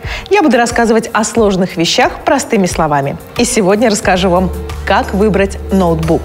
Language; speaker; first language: Russian; native; Russian